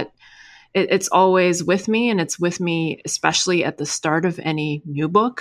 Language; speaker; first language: English; early bilingual, other home language; Chinese